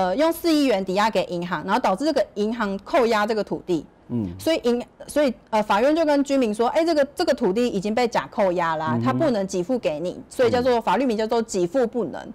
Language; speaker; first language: Chinese; native; Chinese